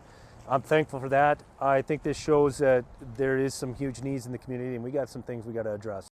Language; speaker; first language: English; native; English